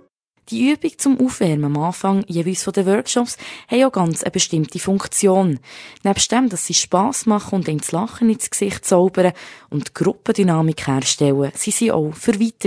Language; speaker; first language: German; native; German